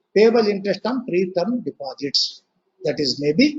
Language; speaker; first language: English; non-native, local second language; Kannada